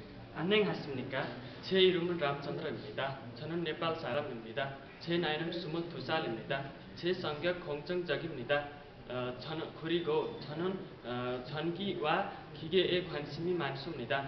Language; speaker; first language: Korean; non-native, learner; Nepali